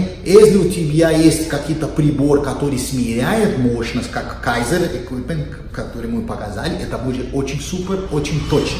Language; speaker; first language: Russian; non-native, learner; Portuguese